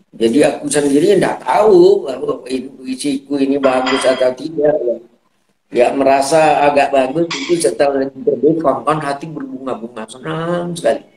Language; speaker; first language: Indonesian; non-native, local second language; Madurese